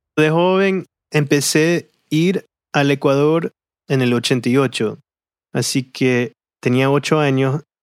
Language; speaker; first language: Spanish; early bilingual, heritage; Spanish